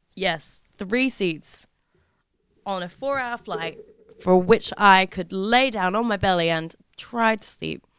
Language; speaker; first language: English; native; English